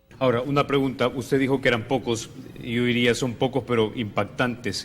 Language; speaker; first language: Spanish; native; Spanish